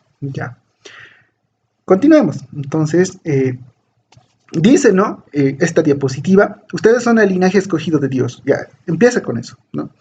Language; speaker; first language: Spanish; native; Spanish